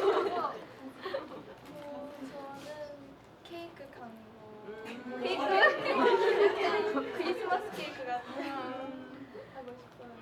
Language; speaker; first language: Korean; non-native, learner; Japanese